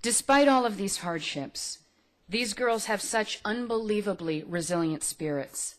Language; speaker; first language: English; non-native, fluent; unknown